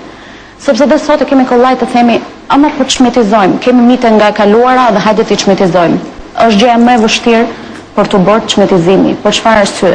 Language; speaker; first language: Albanian; native; Albanian